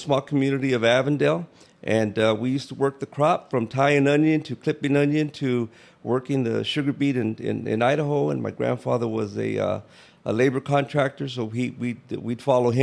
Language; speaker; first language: English; native; English